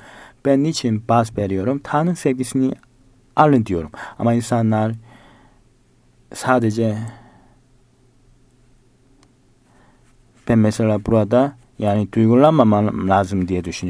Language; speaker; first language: Turkish; non-native, learner; Korean